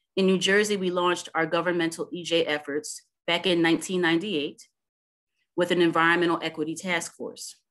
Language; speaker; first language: English; native; English